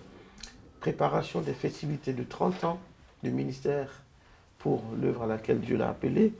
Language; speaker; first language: French; non-native, local second language; Lingala